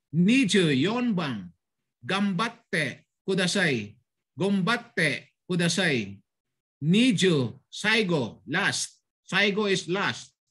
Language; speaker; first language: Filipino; native; Filipino